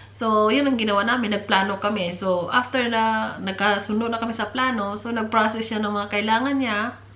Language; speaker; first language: Filipino; non-native, local second language; Cebuano